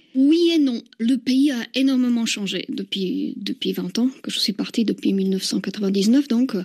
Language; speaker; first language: French; non-native, fluent; Slovak